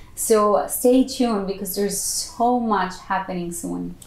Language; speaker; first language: English; non-native, fluent; Italian